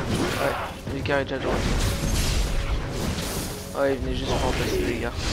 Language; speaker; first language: French; native; French